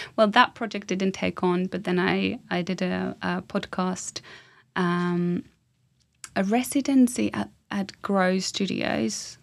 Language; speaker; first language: English; non-native, fluent; Finnish